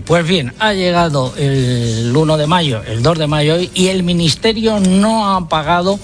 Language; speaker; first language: Spanish; native; Spanish